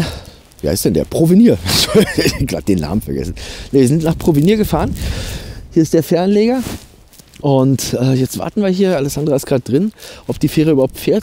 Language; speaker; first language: German; native; German